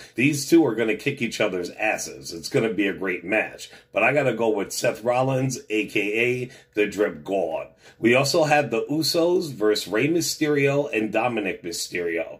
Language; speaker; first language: English; native; English